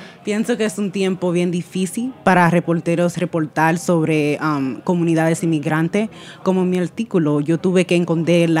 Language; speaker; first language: Spanish; early bilingual, heritage; Spanish